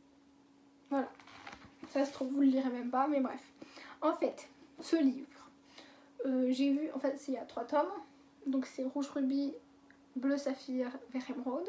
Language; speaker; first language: French; native; French